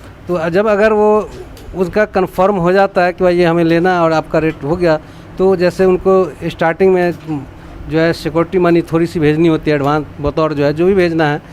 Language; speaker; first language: Hindi; native; Hindi